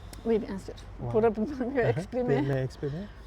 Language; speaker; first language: French; non-native, local second language; Arabic